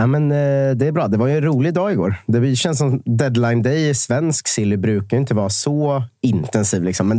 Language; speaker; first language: Swedish; native; Swedish